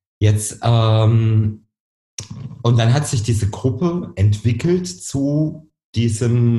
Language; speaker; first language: German; native; German